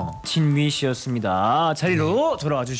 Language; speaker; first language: Korean; native; Korean